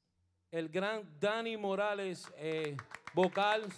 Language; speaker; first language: Spanish; native; Spanish